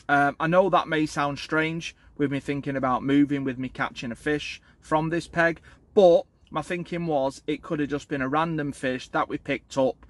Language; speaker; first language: English; native; English